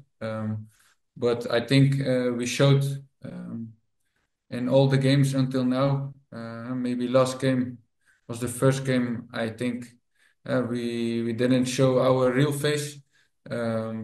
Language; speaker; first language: English; non-native, fluent; Dutch